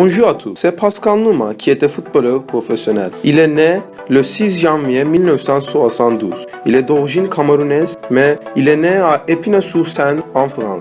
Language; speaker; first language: French; non-native, learner; Turkish